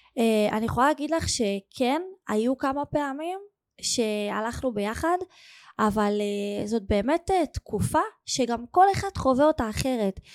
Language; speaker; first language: Hebrew; native; Hebrew